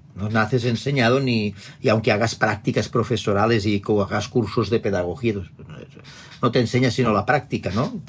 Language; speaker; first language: Spanish; non-native, local second language; Catalan